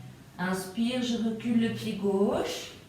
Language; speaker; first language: French; native; French